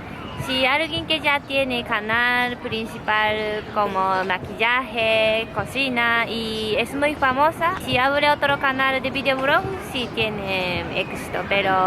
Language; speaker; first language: Spanish; non-native, fluent; Japanese